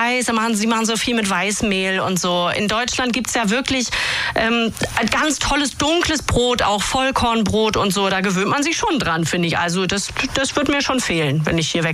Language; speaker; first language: German; native; German